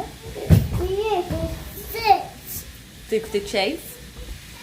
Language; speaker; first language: French; native; French